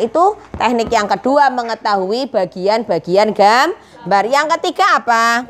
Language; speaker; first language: Indonesian; non-native, local second language; Javanese